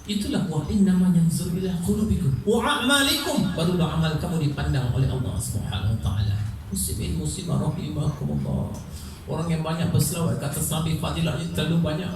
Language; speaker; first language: Malay; native; Malay